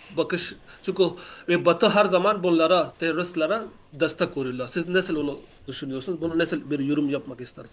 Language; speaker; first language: Turkish; non-native, learner; Urdu